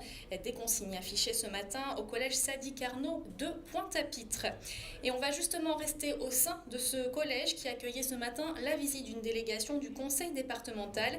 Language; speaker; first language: French; native; French